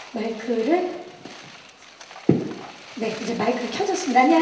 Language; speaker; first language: Korean; native; Korean